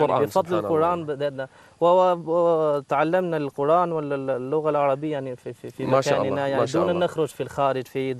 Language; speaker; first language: Arabic; non-native, fluent; Albanian